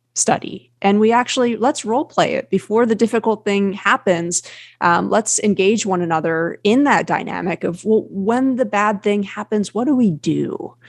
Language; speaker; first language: English; native; English